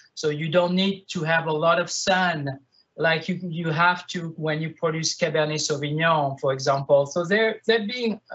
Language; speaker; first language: English; non-native, fluent; French